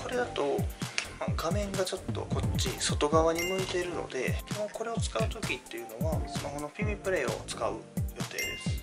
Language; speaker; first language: Japanese; native; Japanese